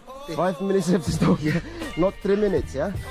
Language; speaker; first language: English; non-native, learner; Indonesian